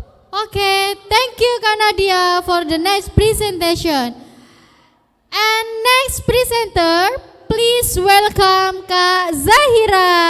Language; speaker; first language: English; non-native, fluent; Indonesian